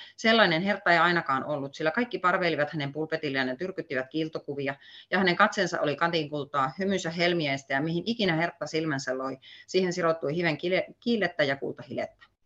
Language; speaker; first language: Finnish; native; Finnish